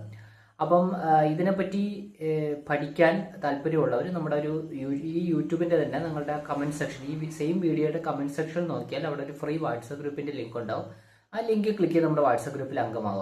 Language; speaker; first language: Malayalam; native; Malayalam